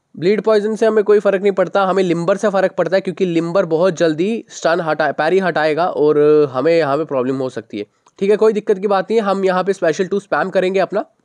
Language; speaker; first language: Hindi; native; Hindi